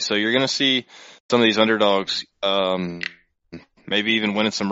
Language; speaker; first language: English; native; English